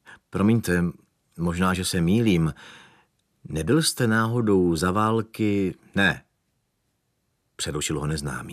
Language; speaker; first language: Czech; native; Czech